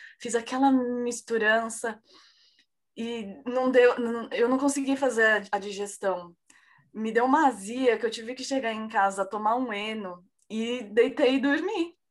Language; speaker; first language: Portuguese; native; Portuguese